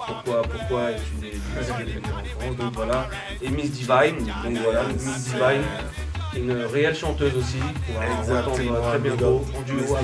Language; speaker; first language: French; native; French